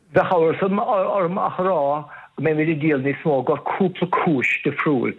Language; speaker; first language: Irish; native; Irish